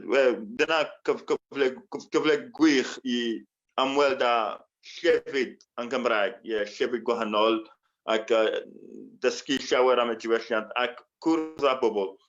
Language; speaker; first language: Welsh; non-native, fluent; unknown